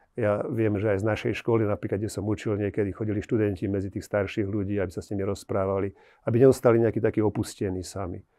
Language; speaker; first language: Slovak; native; Slovak